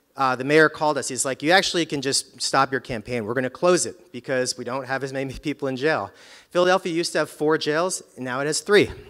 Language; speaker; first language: English; native; English